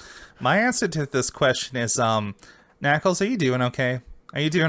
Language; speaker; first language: English; native; English